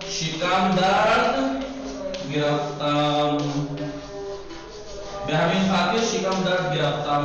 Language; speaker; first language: Persian; non-native, fluent; Urdu